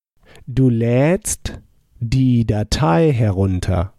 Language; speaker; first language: German; non-native, fluent; English